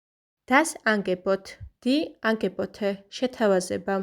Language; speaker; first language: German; non-native, fluent; Georgian